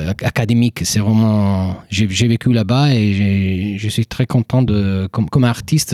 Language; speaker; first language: French; non-native, fluent; Italian